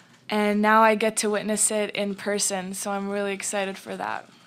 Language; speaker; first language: English; early bilingual, other home language; Romanian